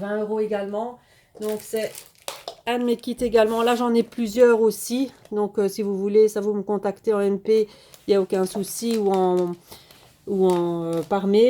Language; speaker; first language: French; native; French